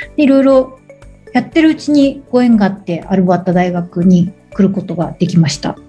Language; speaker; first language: Japanese; native; Japanese